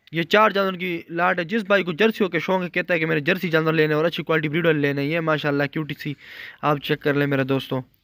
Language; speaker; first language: Urdu; non-native, local second language; Punjabi